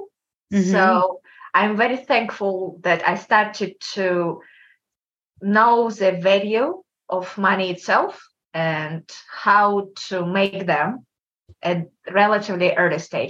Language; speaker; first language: English; non-native, fluent; Kazakh